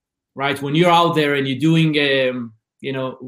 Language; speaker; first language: English; non-native, fluent; Hebrew